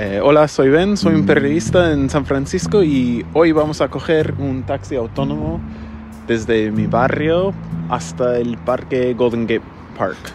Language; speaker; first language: Spanish; non-native, fluent; English